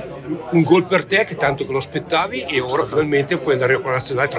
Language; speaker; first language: Italian; native; Italian